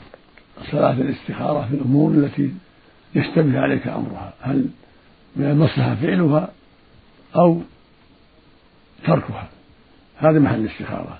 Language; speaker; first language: Arabic; native; Arabic